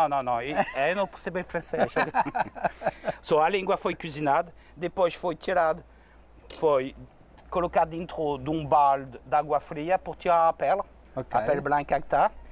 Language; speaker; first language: Portuguese; non-native, fluent; French